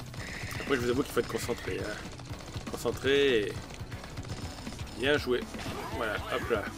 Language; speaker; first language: French; native; French